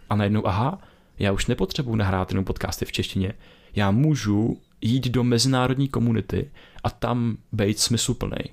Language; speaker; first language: Czech; native; Czech